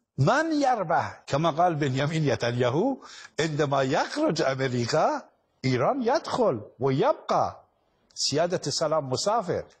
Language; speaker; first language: Arabic; non-native, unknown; Persian